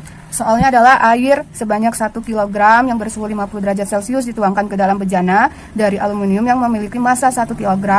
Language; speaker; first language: Indonesian; native; Indonesian